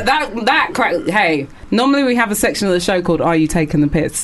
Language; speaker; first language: English; native; English